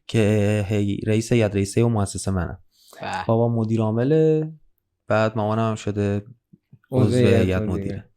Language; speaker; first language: Persian; native; Persian